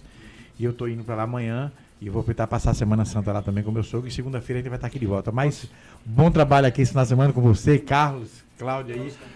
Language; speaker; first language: Portuguese; native; Portuguese